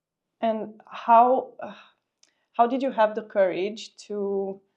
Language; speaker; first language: English; non-native, fluent; Romanian